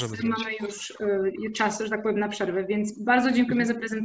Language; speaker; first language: Polish; native; Polish